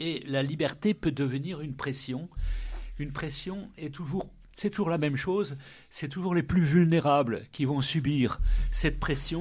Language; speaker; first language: French; native; French